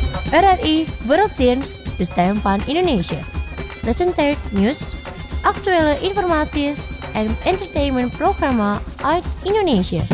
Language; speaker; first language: Dutch; non-native, fluent; Indonesian